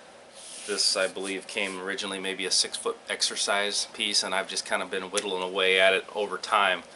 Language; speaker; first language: English; native; English